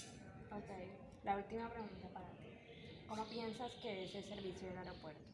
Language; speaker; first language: Spanish; non-native, learner; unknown